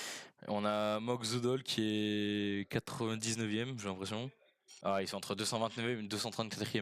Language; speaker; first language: French; native; French